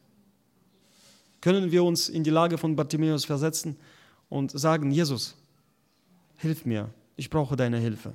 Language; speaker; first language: German; non-native, fluent; Russian